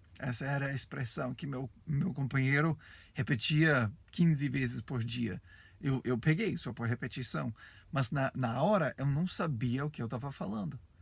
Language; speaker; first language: Portuguese; non-native, fluent; English